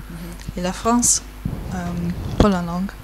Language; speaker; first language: French; non-native, learner; English